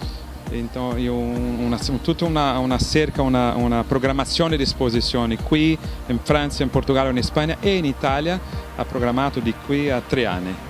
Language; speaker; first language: Italian; non-native, fluent; Portuguese